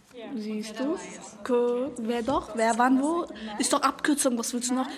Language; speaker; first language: German; early bilingual, other home language; Turkish